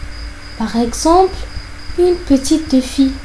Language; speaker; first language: French; non-native, fluent; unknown